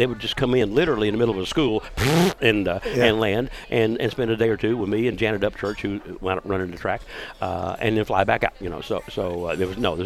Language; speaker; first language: English; native; English